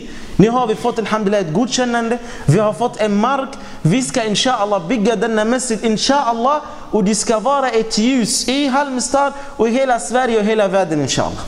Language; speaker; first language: Swedish; non-native, fluent; Arabic